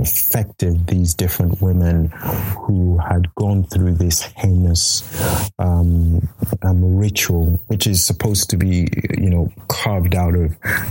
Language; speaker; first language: English; non-native, local second language; Yoruba